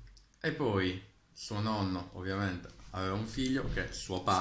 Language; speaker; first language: Italian; native; Italian